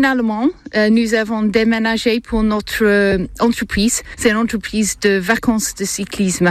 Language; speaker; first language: French; non-native, learner; English